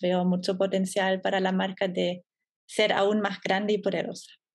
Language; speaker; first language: Spanish; non-native, fluent; German